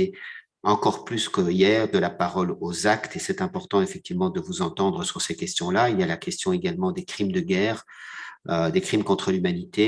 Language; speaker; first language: French; native; French